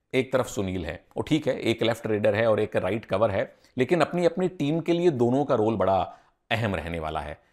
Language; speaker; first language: Hindi; native; Hindi